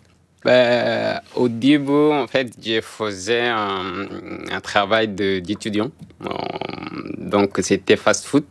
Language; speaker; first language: French; non-native, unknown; Arabic